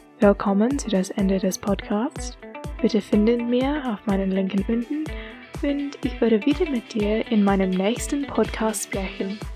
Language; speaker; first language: German; non-native, learner; English